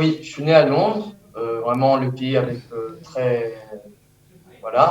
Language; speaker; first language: French; early bilingual, heritage; French